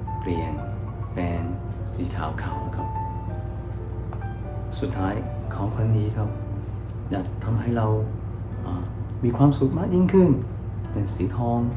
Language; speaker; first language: Thai; non-native, fluent; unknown